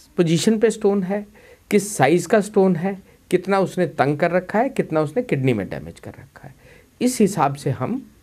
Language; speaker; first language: Hindi; non-native, local second language; Punjabi